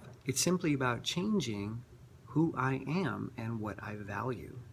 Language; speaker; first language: English; native; English